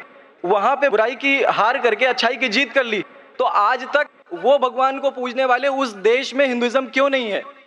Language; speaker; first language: Hindi; native; Hindi